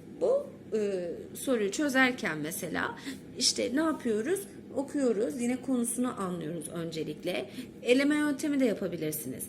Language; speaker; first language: Turkish; native; Turkish